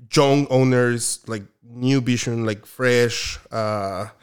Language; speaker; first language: English; non-native, fluent; Spanish